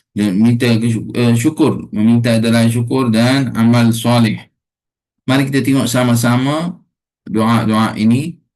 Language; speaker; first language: Malay; non-native, fluent; Arabic